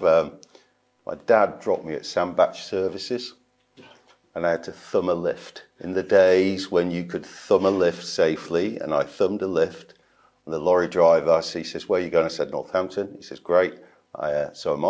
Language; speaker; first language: English; native; English